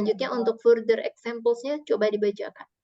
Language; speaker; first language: Indonesian; native; Indonesian